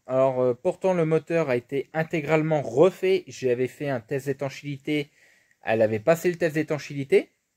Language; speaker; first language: French; native; French